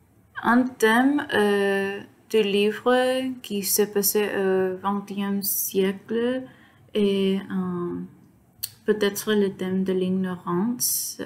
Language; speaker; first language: French; non-native, learner; Spanish